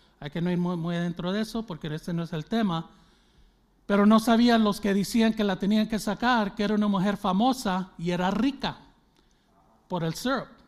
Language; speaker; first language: Spanish; early bilingual, heritage; Spanish